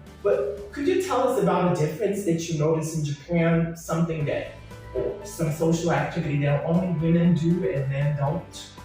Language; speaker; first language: English; non-native, fluent; Portuguese